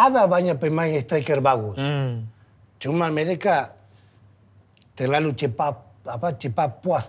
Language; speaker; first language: Indonesian; non-native, fluent; Spanish